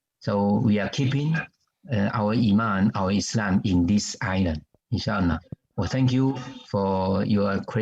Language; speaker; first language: English; non-native, learner; Chinese